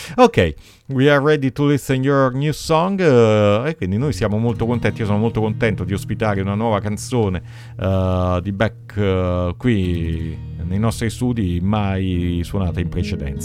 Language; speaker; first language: Italian; native; Italian